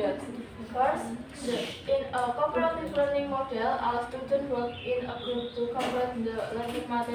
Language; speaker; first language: English; non-native, learner; Indonesian